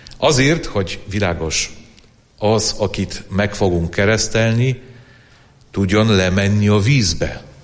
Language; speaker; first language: Hungarian; non-native, fluent; Polish